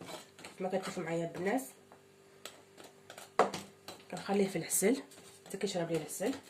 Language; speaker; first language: Arabic; native; Arabic